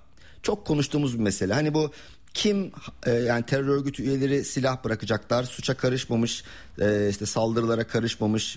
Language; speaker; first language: Turkish; native; Turkish